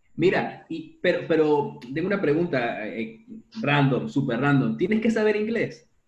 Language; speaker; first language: Spanish; native; Spanish